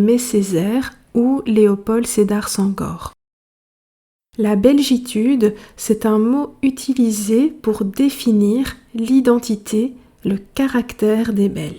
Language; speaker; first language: French; native; French